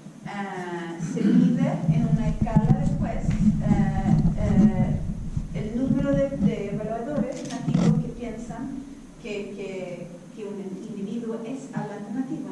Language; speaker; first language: Spanish; non-native, fluent; Swedish